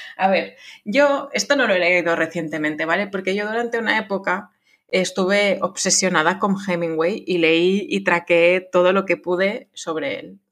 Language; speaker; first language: Spanish; non-native, fluent; French